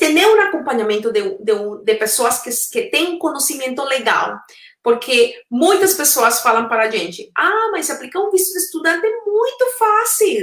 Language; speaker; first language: Portuguese; non-native, fluent; Spanish